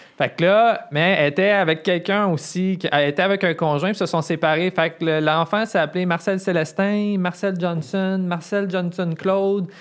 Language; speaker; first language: French; native; French